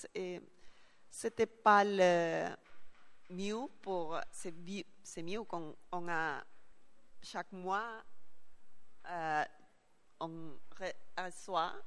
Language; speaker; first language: French; non-native, learner; Spanish